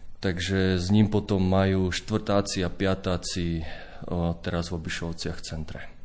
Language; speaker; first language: Slovak; native; Slovak